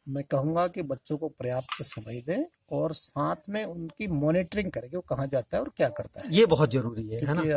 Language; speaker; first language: Hindi; native; Hindi